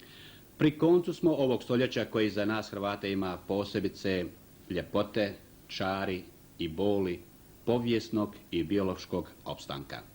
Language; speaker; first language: Croatian; native; Croatian